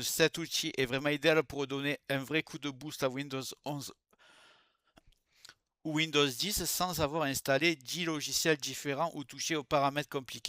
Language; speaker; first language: French; native; French